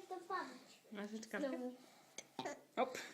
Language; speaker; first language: Polish; native; Polish